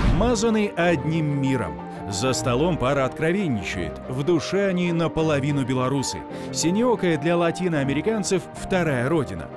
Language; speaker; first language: Russian; native; Russian